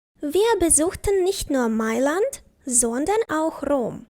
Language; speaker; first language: German; non-native, fluent; Ukrainian